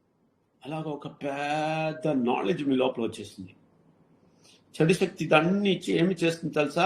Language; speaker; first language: Telugu; non-native, learner; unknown